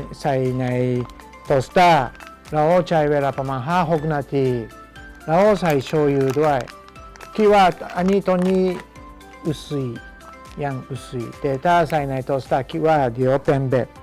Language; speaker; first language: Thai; non-native, fluent; Japanese